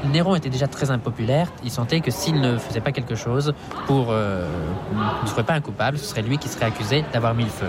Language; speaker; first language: French; native; French